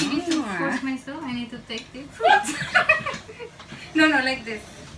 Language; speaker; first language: English; non-native, learner; Indonesian